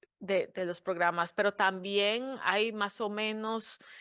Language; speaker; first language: Spanish; non-native, fluent; English